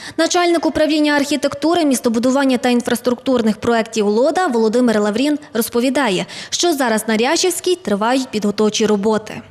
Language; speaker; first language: Ukrainian; native; Ukrainian